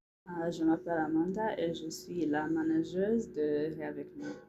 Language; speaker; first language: French; non-native, learner; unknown